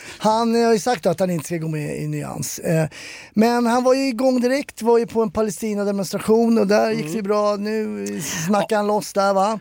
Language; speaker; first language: Swedish; native; Swedish